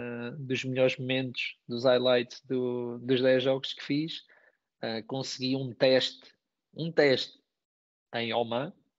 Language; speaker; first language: Portuguese; native; Portuguese